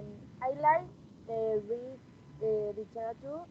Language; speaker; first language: English; non-native, learner; Spanish